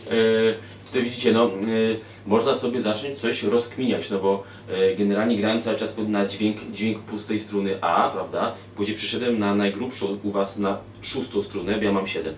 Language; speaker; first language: Polish; native; Polish